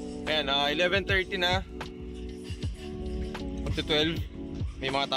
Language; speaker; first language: Filipino; native; Filipino